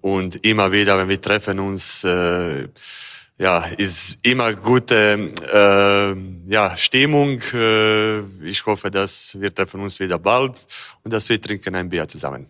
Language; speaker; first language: German; non-native, learner; Croatian